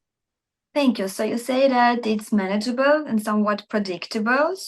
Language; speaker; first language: English; non-native, fluent; Armenian